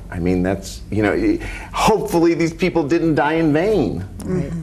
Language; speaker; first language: English; native; English